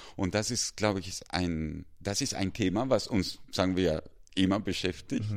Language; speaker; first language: German; non-native, fluent; Spanish